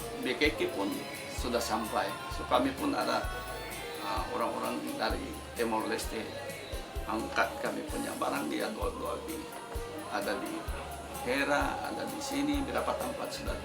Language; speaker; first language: Indonesian; non-native, fluent; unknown